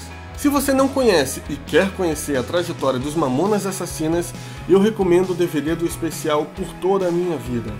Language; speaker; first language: Portuguese; native; Portuguese